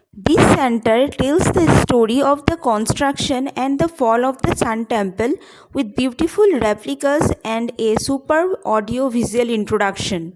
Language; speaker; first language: English; non-native, local second language; Bangla